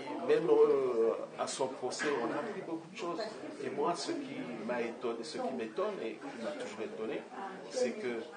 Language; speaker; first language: French; non-native, local second language; Comorian